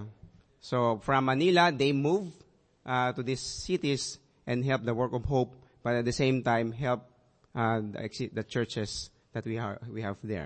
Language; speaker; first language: English; non-native, local second language; Aklanon